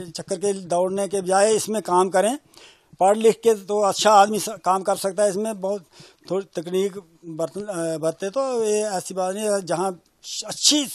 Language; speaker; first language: Hindi; native; Hindi